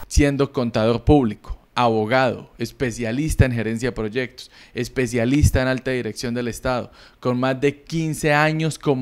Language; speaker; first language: Spanish; native; Spanish